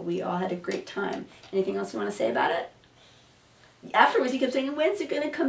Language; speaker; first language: English; native; English